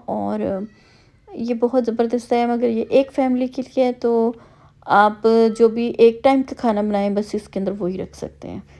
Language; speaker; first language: Urdu; non-native, local second language; Punjabi